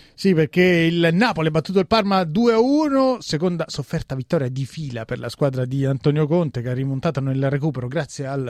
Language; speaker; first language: Italian; native; Italian